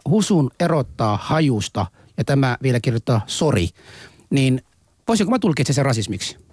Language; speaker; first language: Finnish; non-native, fluent; Somali